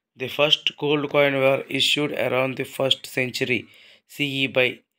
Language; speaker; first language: English; non-native, local second language; Telugu